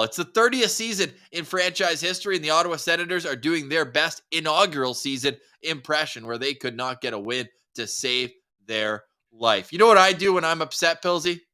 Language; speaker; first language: English; native; English